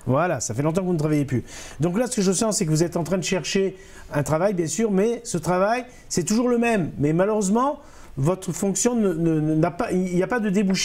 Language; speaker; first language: French; native; French